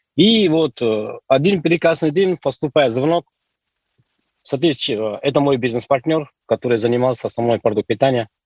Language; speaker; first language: Russian; non-native, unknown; Hindi